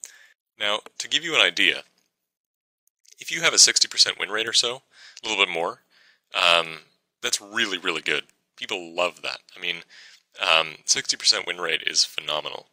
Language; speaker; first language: English; native; English